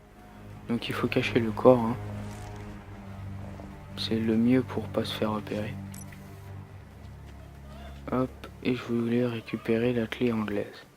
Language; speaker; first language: French; native; French